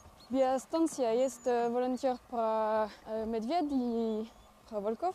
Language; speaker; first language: Russian; non-native, learner; French